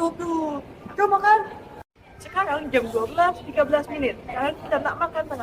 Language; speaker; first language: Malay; non-native, local second language; Indonesian